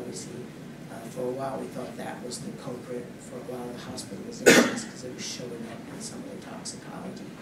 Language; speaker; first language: English; native; English